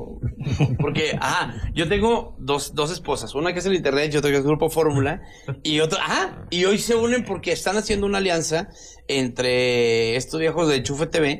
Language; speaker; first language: Spanish; native; Spanish